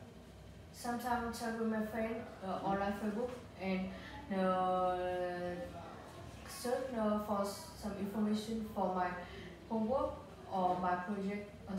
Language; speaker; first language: English; non-native, learner; Vietnamese